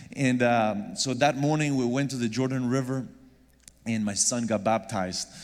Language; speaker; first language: English; non-native, fluent; Spanish